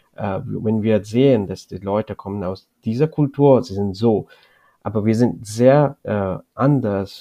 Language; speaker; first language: German; non-native, learner; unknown